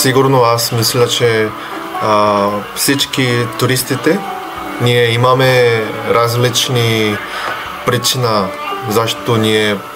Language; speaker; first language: Bulgarian; non-native, learner; Korean